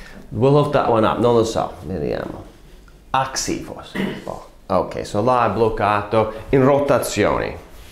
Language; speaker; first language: Italian; non-native, fluent; English